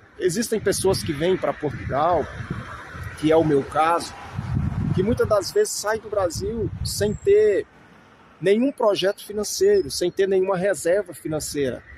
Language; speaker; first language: Portuguese; native; Portuguese